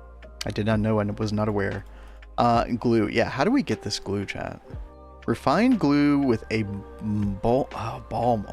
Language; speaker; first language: English; native; English